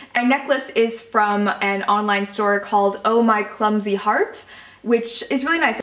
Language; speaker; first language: English; native; English